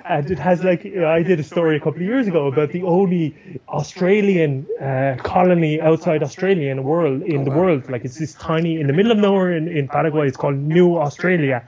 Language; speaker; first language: English; native; English